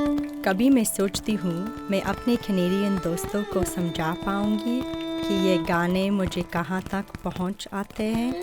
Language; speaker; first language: Hindi; early bilingual, heritage; English